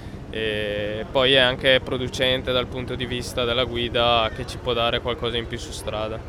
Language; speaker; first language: Italian; native; Italian